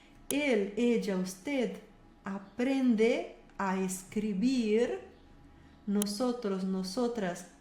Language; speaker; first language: Spanish; non-native, fluent; Portuguese